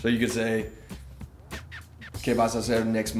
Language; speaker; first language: Spanish; non-native, learner; English